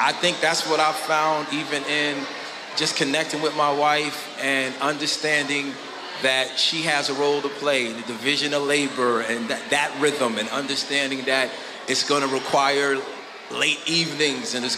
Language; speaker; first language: English; native; English